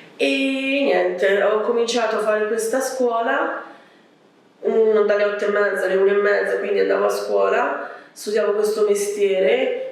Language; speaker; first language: Italian; early bilingual, other home language; Arabic